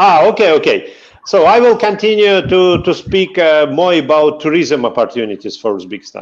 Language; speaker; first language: English; non-native, fluent; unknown